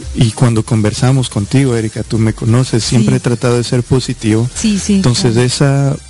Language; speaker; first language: Spanish; native; Spanish